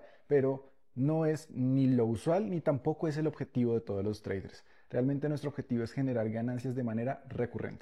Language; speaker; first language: Spanish; native; Spanish